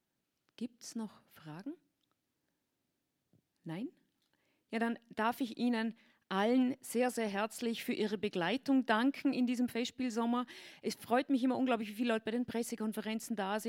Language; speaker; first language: German; native; German